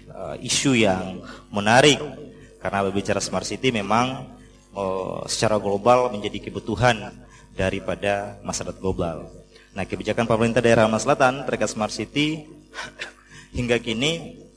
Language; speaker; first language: Indonesian; native; Indonesian